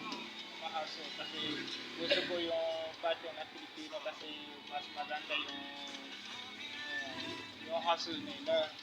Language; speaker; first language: Filipino; non-native, learner; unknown